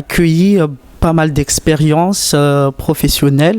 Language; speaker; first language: French; native; French